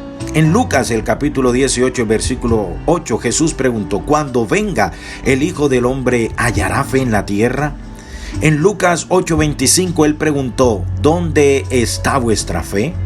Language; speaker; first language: Spanish; native; Spanish